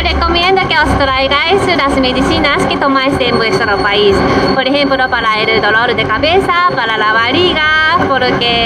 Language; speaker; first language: Spanish; non-native, learner; Japanese